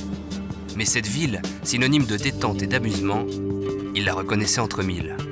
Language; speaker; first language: French; native; French